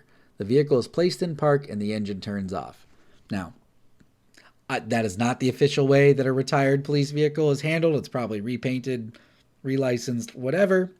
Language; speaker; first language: English; native; English